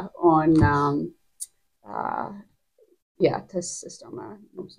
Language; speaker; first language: Latvian; early bilingual, heritage; Latvian